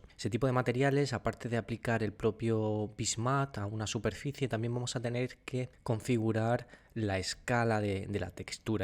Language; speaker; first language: Spanish; native; Spanish